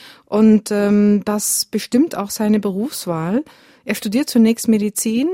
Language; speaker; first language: German; native; German